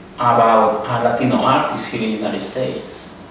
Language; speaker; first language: English; non-native, fluent; Spanish